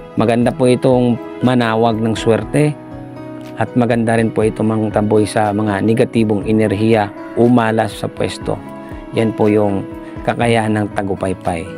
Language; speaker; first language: Filipino; non-native, local second language; Hiligaynon